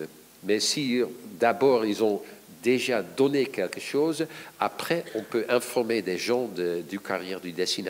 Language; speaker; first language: French; non-native, fluent; Dutch